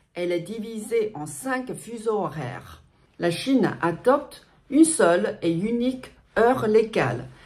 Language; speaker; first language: French; non-native, fluent; Chinese